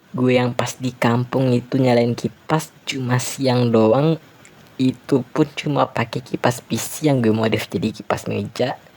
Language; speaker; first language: Indonesian; non-native, local second language; Minangkabau